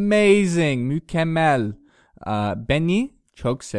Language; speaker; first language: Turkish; non-native, learner; English